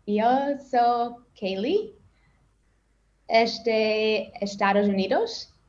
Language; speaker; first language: Portuguese; non-native, learner; English